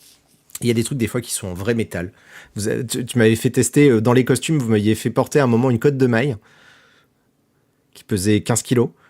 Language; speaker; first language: French; native; French